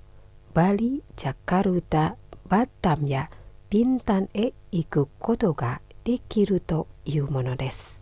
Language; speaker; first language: Japanese; non-native, fluent; Indonesian